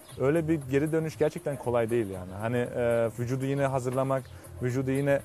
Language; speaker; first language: Turkish; early bilingual, heritage; Turkish